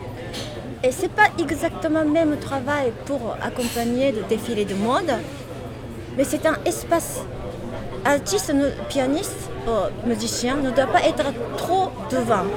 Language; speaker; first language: French; non-native, learner; Japanese